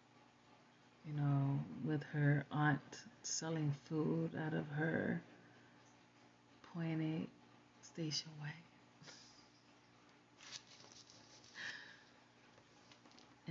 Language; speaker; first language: English; native; English